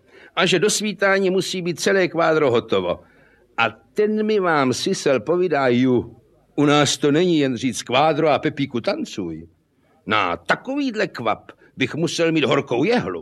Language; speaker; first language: Czech; native; Czech